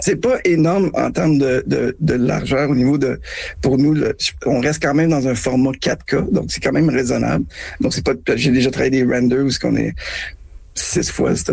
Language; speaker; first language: French; native; French